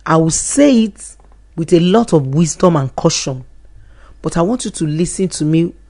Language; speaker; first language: English; non-native, local second language; Yoruba